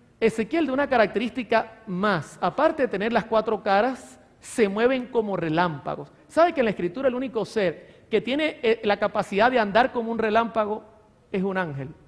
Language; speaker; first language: Spanish; native; Spanish